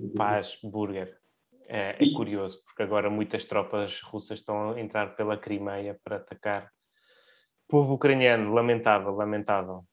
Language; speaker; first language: Portuguese; early bilingual, other home language; Russian